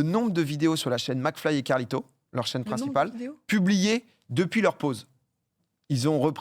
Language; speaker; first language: French; native; French